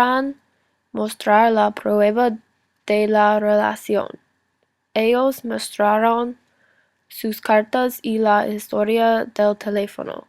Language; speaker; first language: Spanish; non-native, learner; English